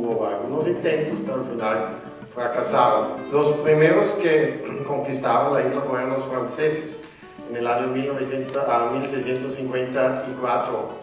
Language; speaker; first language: Spanish; non-native, fluent; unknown